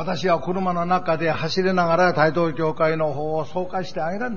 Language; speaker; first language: Japanese; non-native, fluent; Korean